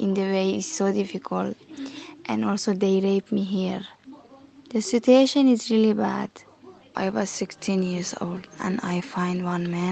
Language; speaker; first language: English; non-native, learner; Persian